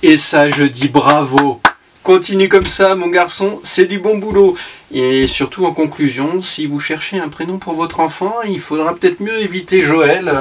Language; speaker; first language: French; native; French